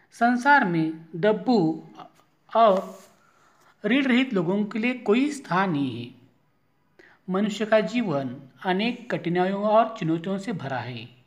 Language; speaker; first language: Hindi; non-native, local second language; Marathi